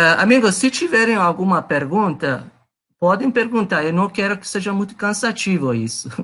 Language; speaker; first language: Portuguese; non-native, fluent; Persian